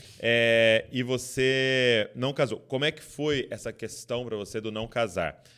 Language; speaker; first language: Portuguese; native; Portuguese